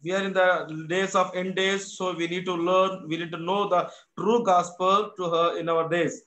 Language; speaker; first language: English; non-native, local second language; Kannada